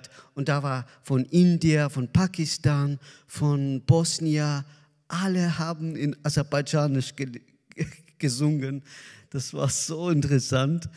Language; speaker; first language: German; non-native, learner; Azerbaijani